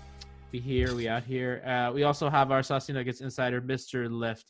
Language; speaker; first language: English; native; English